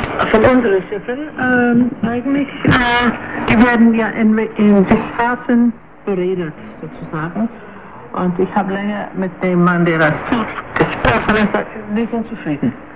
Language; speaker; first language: German; native; German